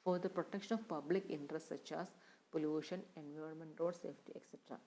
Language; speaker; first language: English; non-native, local second language; Malayalam